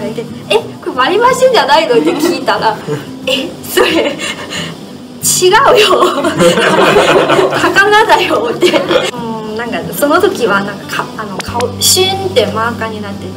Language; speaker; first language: Japanese; non-native, fluent; Chinese